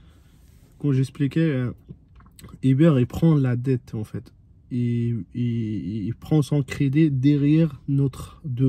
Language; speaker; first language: French; non-native, fluent; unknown